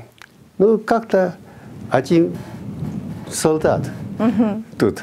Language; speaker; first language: Russian; non-native, fluent; Chinese